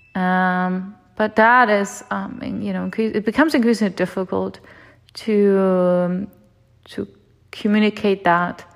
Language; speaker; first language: English; non-native, fluent; German